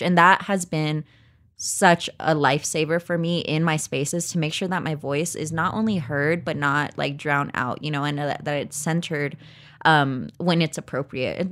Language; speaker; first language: English; early bilingual, other home language; Spanish